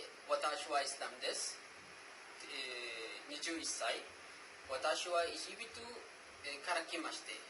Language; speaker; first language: Japanese; non-native, learner; Arabic